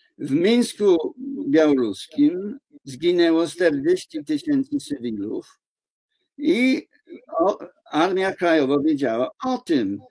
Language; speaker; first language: Polish; non-native, fluent; English